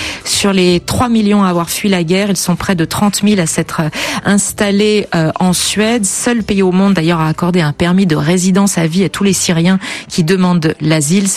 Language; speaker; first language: French; native; French